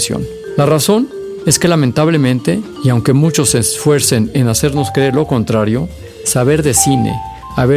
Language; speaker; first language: Spanish; native; Spanish